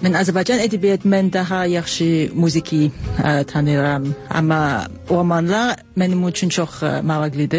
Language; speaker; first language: Azerbaijani; non-native, learner; English